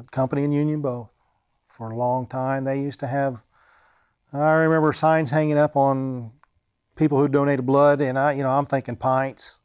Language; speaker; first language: English; native; English